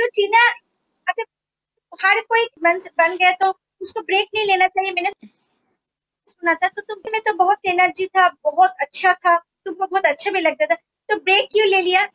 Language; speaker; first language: Hindi; non-native, local second language; Bangla